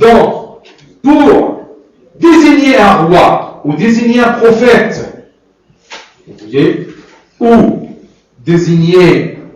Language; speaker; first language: French; non-native, fluent; Arabic